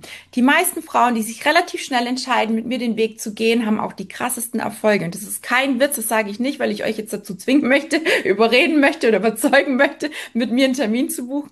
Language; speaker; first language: German; native; German